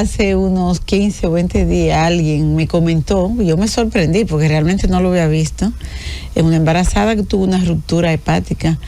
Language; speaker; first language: Spanish; native; Spanish